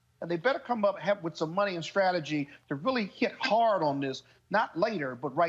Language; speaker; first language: English; native; English